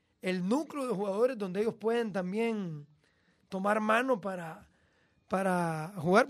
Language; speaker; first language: Spanish; native; Spanish